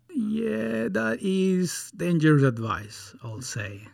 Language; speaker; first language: English; non-native, fluent; Spanish